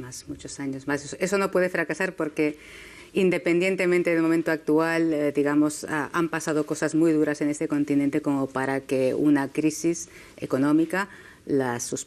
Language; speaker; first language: Spanish; native; Spanish